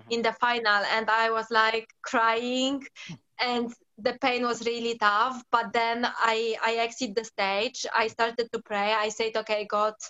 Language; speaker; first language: English; non-native, learner; Polish